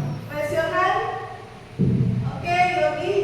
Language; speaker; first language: English; non-native, fluent; Indonesian